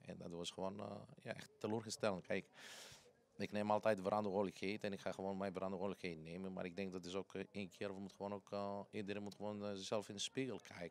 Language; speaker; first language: Dutch; non-native, fluent; Greek